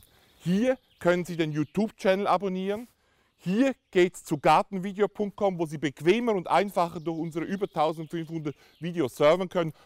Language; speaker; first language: German; native; German